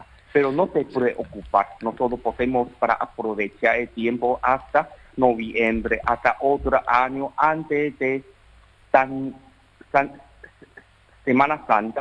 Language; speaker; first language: Spanish; non-native, learner; Chinese